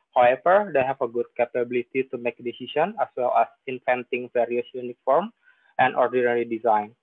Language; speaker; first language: English; non-native, fluent; Indonesian